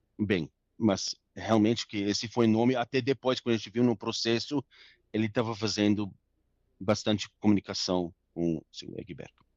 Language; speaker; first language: Portuguese; non-native, fluent; English